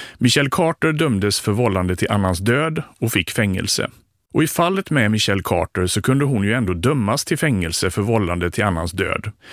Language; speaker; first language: Swedish; native; Swedish